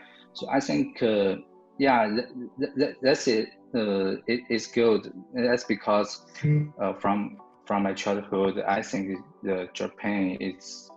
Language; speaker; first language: English; non-native, learner; Chinese